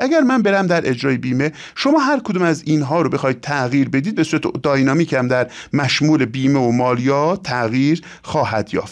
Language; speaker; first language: Persian; native; Persian